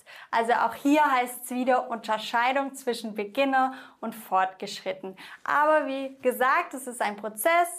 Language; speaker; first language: German; native; German